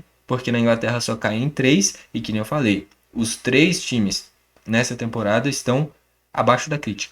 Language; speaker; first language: Portuguese; native; Portuguese